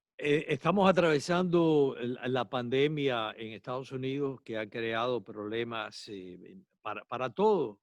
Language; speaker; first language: Spanish; native; Spanish